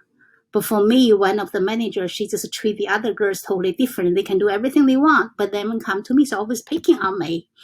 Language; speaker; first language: English; non-native, fluent; Chinese